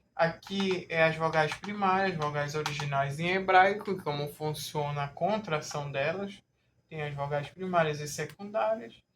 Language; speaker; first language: Portuguese; native; Portuguese